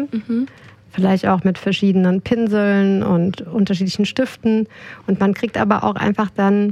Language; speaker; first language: German; native; German